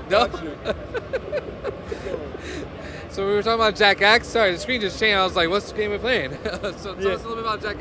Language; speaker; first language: English; native; English